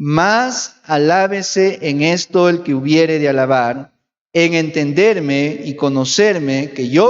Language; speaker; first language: Spanish; native; Spanish